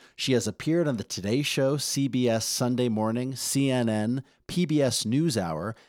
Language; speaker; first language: English; native; English